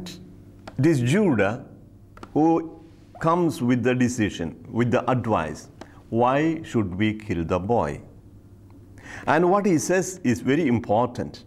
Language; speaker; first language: English; non-native, local second language; Malayalam